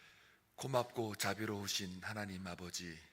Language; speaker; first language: Korean; native; Korean